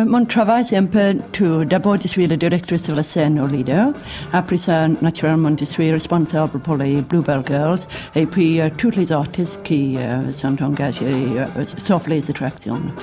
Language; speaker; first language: French; non-native, fluent; English